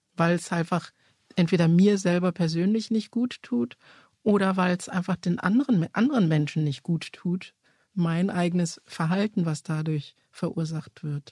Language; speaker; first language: German; early bilingual, other home language; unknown